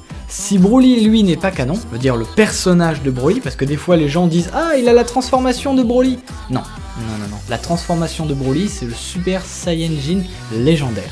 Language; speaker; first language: French; native; French